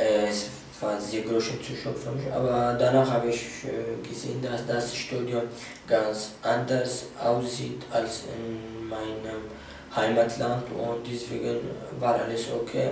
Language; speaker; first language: German; non-native, fluent; Arabic